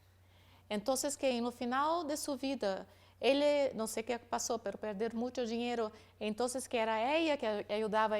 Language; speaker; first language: Spanish; non-native, learner; Portuguese